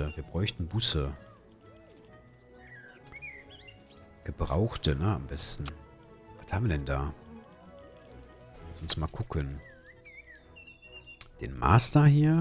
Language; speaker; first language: German; native; German